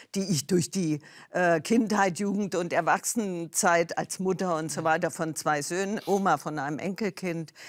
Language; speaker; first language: German; native; German